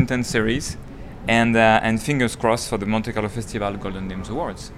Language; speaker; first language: English; non-native, fluent; French